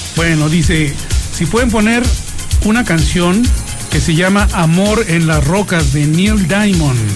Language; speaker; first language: Spanish; early bilingual, other home language; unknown